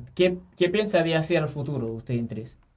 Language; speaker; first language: Spanish; non-native, learner; Haitian Creole